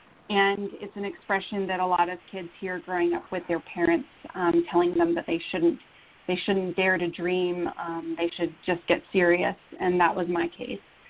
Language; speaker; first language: English; early bilingual, other home language; Romanian